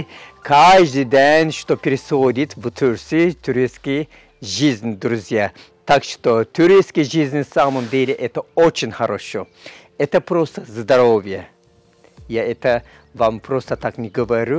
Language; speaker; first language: Russian; non-native, fluent; Turkish